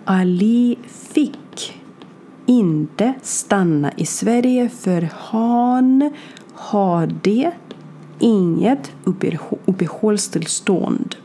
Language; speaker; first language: Swedish; non-native, learner; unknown